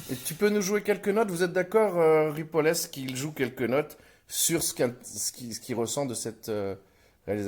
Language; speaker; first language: French; native; French